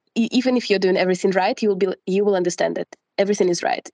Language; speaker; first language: English; non-native, fluent; Russian